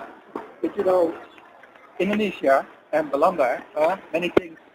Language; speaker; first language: English; non-native, learner; Dutch